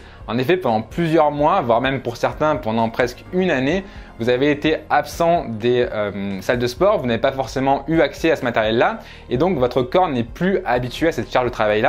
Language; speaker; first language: French; native; French